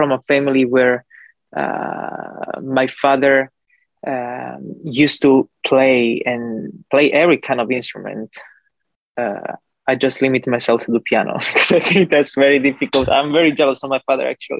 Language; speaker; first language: English; non-native, fluent; Italian